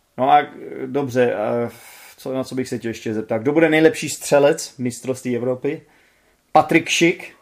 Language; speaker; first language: Czech; native; Czech